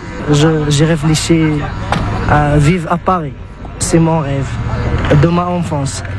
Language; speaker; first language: French; non-native, local second language; Arabic